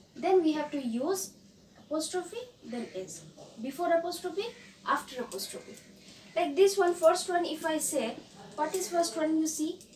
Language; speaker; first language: English; non-native, local second language; Bangla